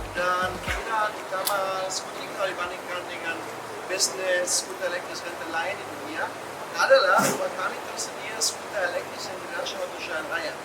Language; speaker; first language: Indonesian; non-native, fluent; German